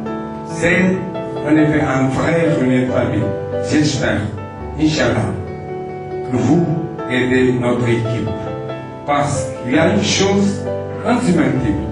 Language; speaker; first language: French; non-native, fluent; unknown